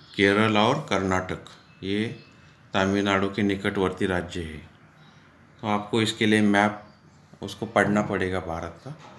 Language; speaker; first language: Hindi; non-native, local second language; Marathi